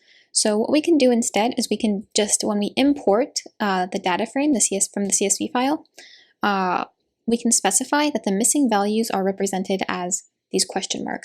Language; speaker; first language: English; native; English